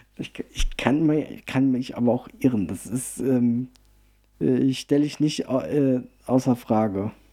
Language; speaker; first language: German; early bilingual, other home language; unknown